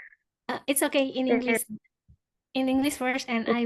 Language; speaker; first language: English; non-native, fluent; Indonesian